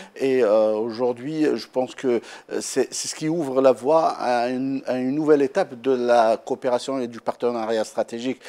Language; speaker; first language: French; non-native, local second language; Arabic